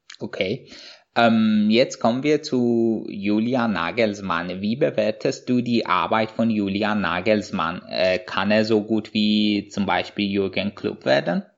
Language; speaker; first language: German; non-native, fluent; Persian